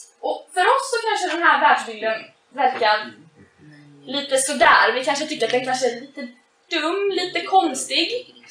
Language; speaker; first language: Swedish; native; Swedish